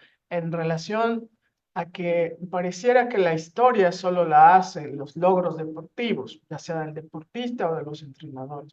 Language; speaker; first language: Spanish; native; Spanish